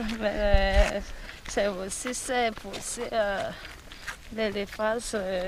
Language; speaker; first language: French; non-native, local second language; Malagasy